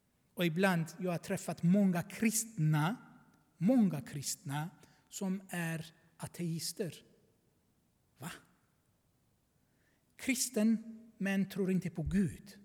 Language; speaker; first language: Swedish; non-native, fluent; Armenian